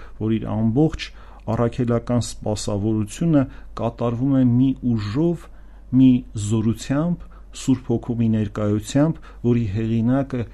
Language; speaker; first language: Armenian; native; Armenian